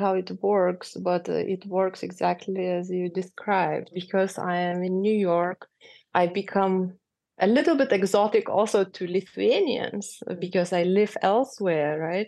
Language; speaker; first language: English; non-native, fluent; Lithuanian